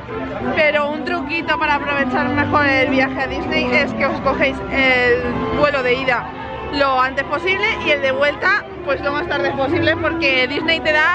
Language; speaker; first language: Spanish; native; Spanish